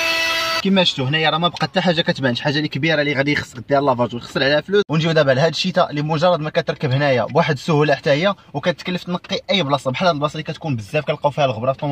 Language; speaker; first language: Arabic; native; Arabic